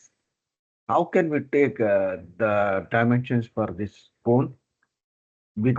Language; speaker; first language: English; non-native, learner; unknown